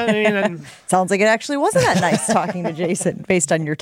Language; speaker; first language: English; native; English